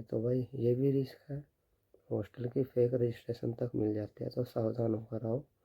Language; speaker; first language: Hindi; native; Hindi